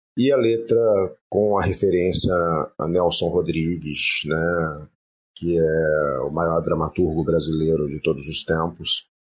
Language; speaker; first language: Portuguese; early bilingual, other home language; French